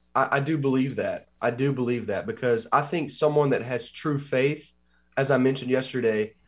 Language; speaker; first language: English; native; English